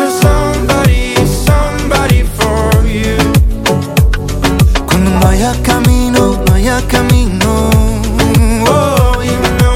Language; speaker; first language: Spanish; native; Spanish